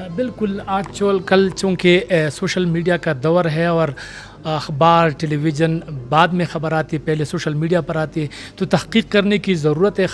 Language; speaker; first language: Urdu; non-native, local second language; Pashto